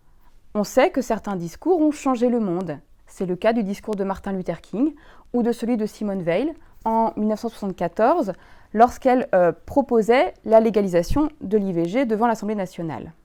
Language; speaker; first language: French; native; French